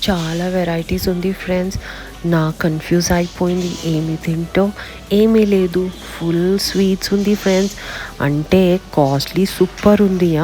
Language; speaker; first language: Telugu; non-native, learner; Kannada